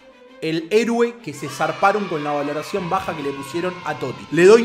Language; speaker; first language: Spanish; native; Spanish